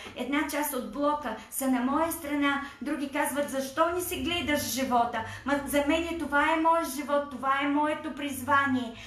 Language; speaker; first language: Bulgarian; native; Bulgarian